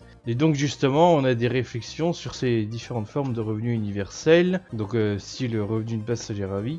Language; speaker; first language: French; native; French